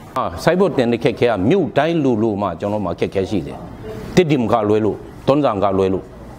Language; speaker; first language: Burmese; non-native, local second language; Hakha Chin